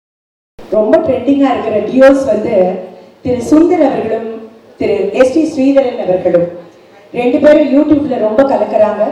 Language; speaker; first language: Tamil; native; Tamil